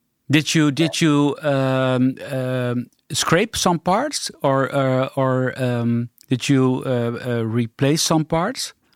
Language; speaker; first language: English; non-native, fluent; Dutch